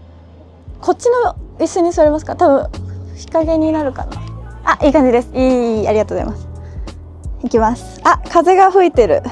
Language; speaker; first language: Japanese; native; Japanese